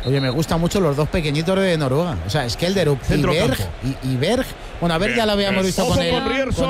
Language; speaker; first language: Spanish; native; Spanish